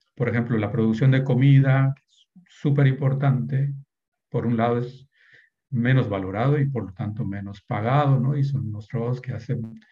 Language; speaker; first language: Spanish; native; Spanish